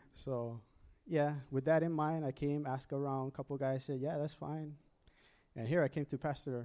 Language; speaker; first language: English; native; English